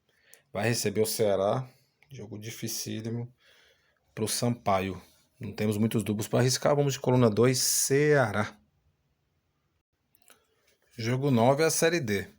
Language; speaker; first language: Portuguese; native; Portuguese